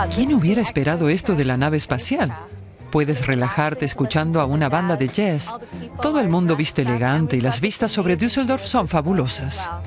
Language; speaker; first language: Spanish; non-native, fluent; English